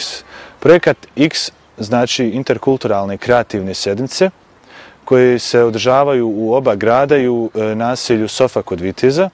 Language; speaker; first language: Croatian; native; Croatian